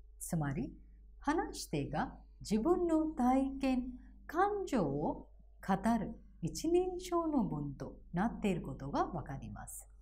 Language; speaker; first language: Japanese; non-native, fluent; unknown